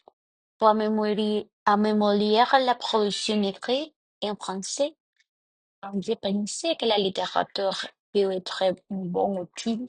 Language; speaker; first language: French; non-native, learner; Spanish